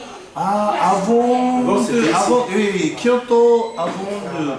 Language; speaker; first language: French; non-native, learner; Japanese